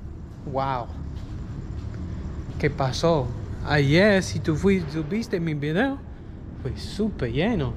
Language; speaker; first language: Spanish; non-native, learner; English